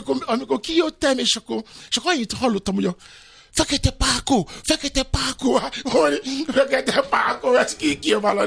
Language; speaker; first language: Hungarian; non-native, learner; Yoruba